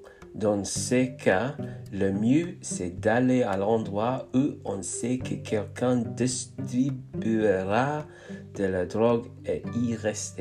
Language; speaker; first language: French; non-native, learner; English